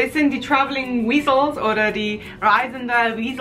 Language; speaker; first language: German; non-native, learner; English